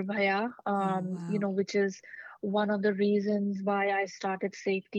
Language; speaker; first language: English; non-native, local second language; Hindi